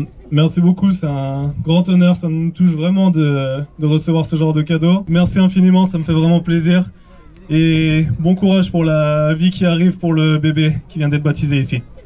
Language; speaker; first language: French; native; French